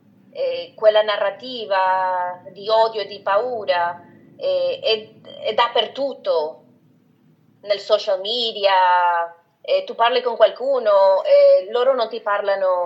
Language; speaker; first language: Italian; non-native, fluent; Spanish